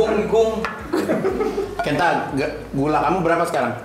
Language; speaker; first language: Indonesian; native; Indonesian